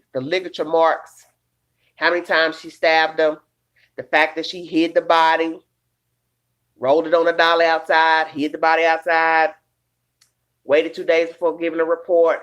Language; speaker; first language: English; native; English